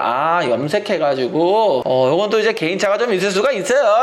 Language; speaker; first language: Korean; native; Korean